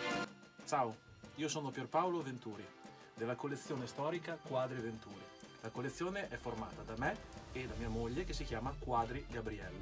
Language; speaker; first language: Italian; native; Italian